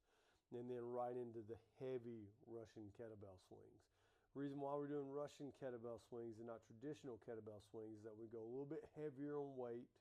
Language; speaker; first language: English; native; English